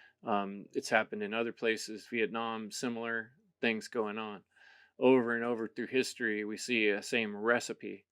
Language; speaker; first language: English; native; English